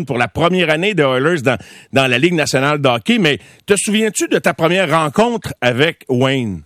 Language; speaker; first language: French; native; French